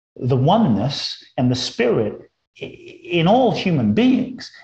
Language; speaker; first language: English; native; English